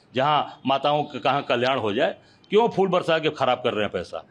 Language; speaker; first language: Hindi; native; Hindi